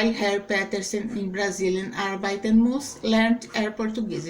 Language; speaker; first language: German; non-native, fluent; Portuguese